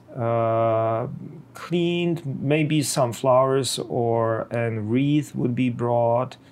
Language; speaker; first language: English; non-native, fluent; Czech